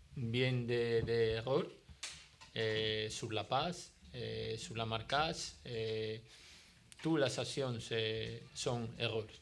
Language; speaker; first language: French; non-native, learner; Spanish